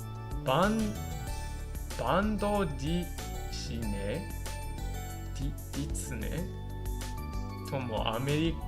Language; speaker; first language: Japanese; non-native, fluent; English